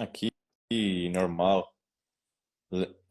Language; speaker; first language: Portuguese; non-native, learner; Spanish